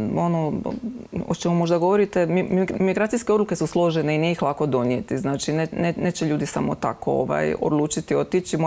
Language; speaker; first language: Croatian; native; Croatian